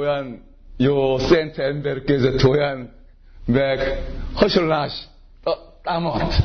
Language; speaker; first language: Hungarian; non-native, learner; Korean